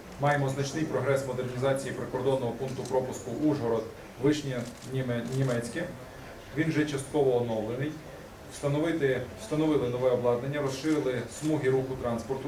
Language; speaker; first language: Ukrainian; native; Ukrainian